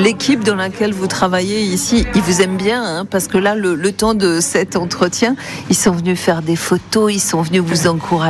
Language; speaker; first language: French; native; French